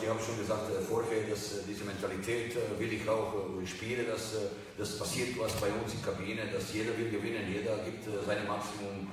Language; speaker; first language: German; non-native, fluent; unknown